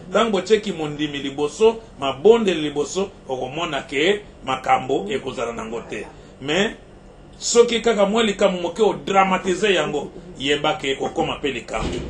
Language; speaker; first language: Lingala; native; Lingala